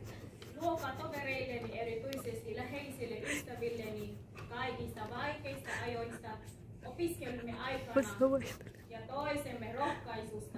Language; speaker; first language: Finnish; non-native, learner; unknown